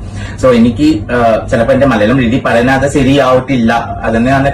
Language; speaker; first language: Malayalam; non-native, local second language; Assamese